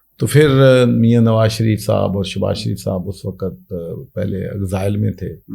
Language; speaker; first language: Urdu; non-native, local second language; Punjabi